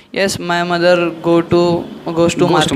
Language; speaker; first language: English; non-native, learner; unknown